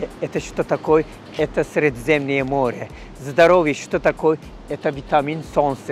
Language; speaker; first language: Russian; non-native, learner; Turkish